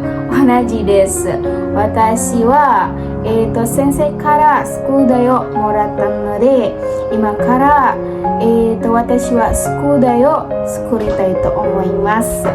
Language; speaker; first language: Japanese; non-native, learner; Indonesian